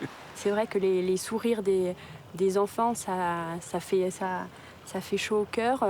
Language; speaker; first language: French; native; French